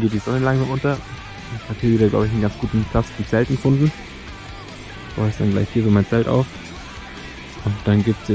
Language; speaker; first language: German; native; German